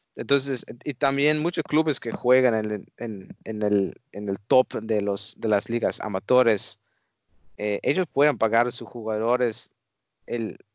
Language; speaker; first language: Spanish; non-native, fluent; Dutch